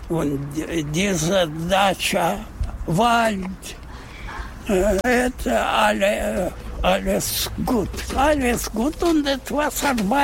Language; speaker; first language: German; non-native, learner; Russian